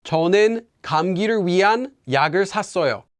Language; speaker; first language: Korean; non-native, fluent; English